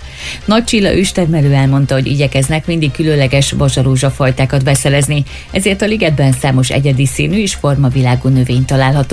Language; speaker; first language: Hungarian; native; Hungarian